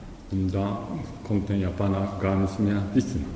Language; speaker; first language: German; non-native, learner; Japanese